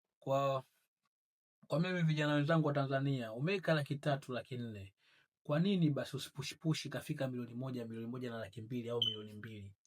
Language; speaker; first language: Swahili; native; Swahili